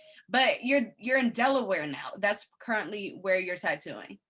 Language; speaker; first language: English; native; English